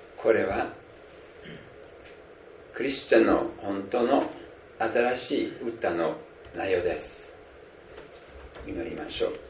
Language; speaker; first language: Japanese; non-native, fluent; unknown